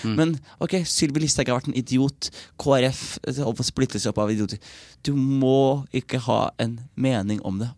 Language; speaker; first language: Norwegian; early bilingual, other home language; Somali